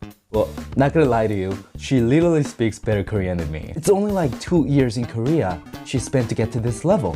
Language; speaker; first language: English; non-native, fluent; Korean